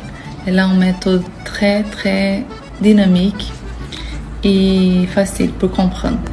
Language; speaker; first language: French; non-native, learner; Portuguese